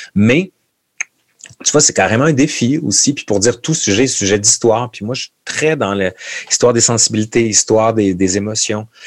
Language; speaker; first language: French; native; French